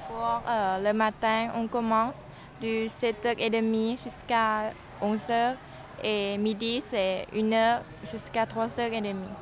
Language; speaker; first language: French; non-native, learner; Lao